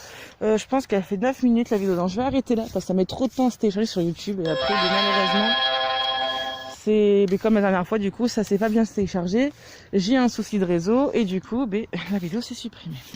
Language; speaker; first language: French; native; French